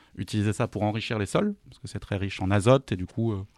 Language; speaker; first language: French; native; French